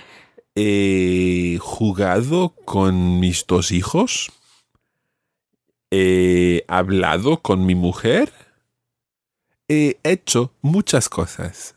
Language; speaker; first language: Spanish; non-native, fluent; English